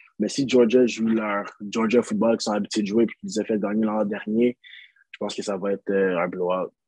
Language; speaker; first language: French; native; French